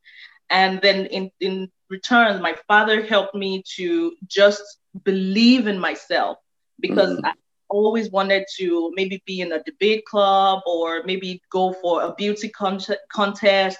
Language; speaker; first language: English; non-native, local second language; Yoruba